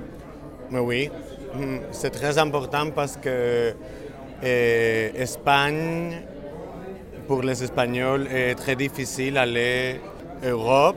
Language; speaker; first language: French; non-native, learner; Spanish